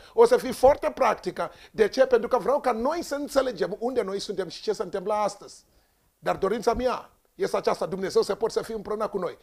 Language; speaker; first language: Romanian; non-native, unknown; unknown